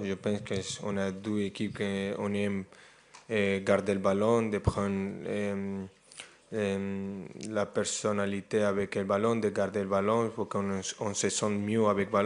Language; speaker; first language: French; non-native, fluent; Spanish